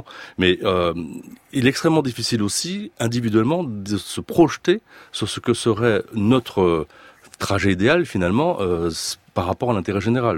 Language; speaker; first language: French; native; French